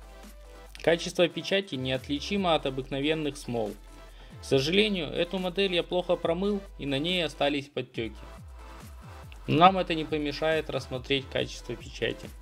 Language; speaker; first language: Russian; native; Russian